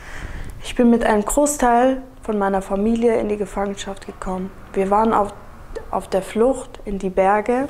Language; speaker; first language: German; early bilingual, other home language; Kurdish